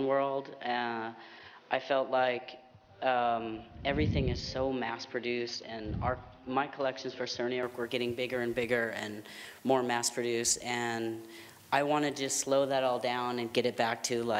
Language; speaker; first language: English; native; English